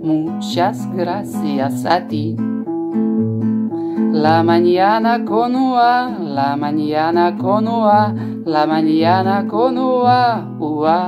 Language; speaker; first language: Spanish; non-native, fluent; Ukrainian